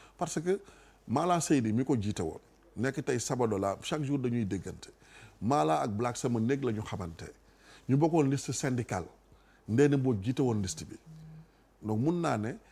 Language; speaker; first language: Wolof; non-native, local second language; Serer